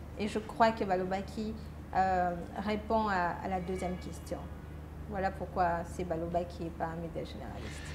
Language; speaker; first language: French; non-native, local second language; Lingala